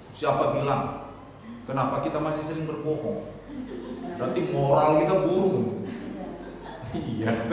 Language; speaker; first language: Indonesian; non-native, local second language; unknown